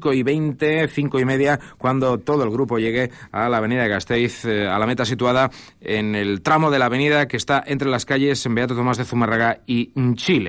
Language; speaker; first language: Spanish; native; Spanish